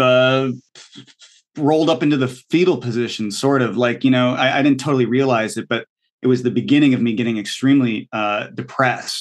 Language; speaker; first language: English; native; English